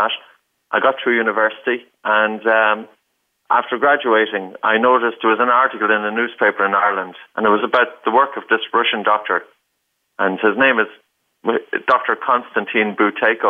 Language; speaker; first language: English; native; English